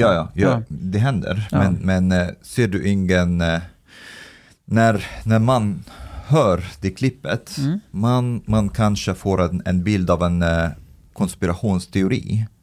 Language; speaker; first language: Swedish; early bilingual, other home language; Arabic